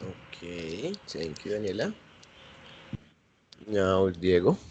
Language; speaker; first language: English; non-native, learner; Spanish